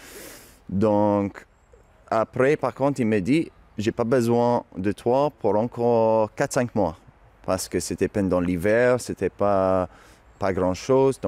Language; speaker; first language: French; non-native, fluent; English